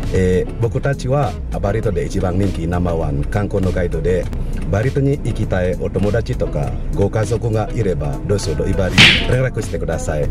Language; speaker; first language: Japanese; non-native, learner; Indonesian